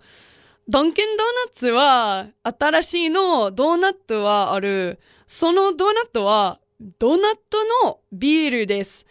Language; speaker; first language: Japanese; non-native, learner; English